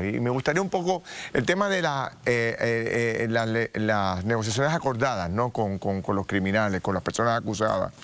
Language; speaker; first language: Spanish; native; Spanish